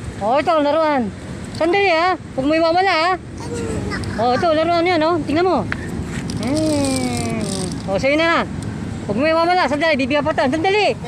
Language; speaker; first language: Filipino; native; Filipino